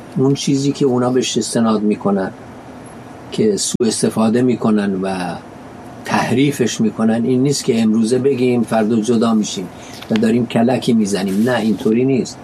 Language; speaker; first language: Persian; non-native, local second language; Kurdish